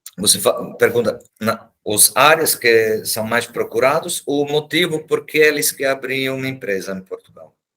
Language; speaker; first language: Portuguese; non-native, fluent; German